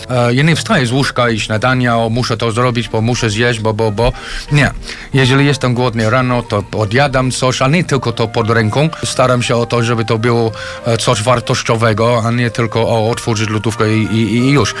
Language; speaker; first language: Polish; non-native, fluent; English